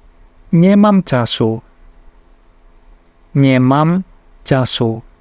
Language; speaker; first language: Polish; non-native, fluent; Indonesian